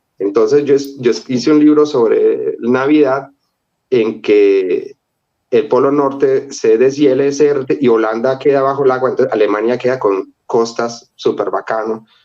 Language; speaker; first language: Spanish; native; Spanish